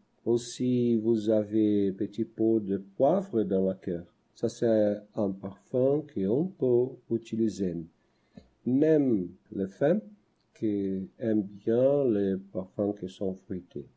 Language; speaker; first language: French; non-native, learner; Portuguese